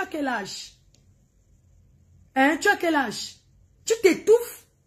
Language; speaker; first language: English; non-native, local second language; French